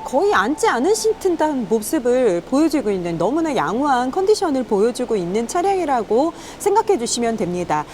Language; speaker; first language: Korean; native; Korean